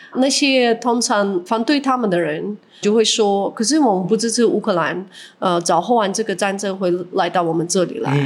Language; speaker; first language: Chinese; non-native, fluent; Ukrainian